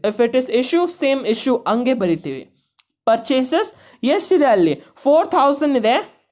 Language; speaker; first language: English; non-native, local second language; Kannada